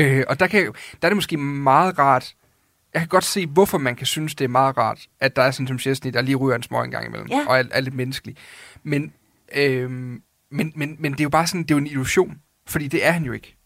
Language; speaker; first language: Danish; native; Danish